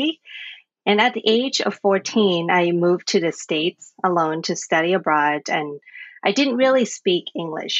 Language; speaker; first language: English; non-native, fluent; Thai